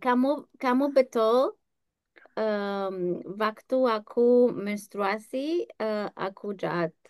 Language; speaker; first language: Indonesian; non-native, learner; English